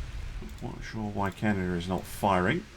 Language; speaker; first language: English; native; English